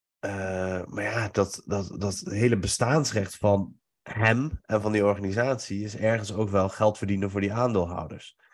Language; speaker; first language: Dutch; early bilingual, other home language; Persian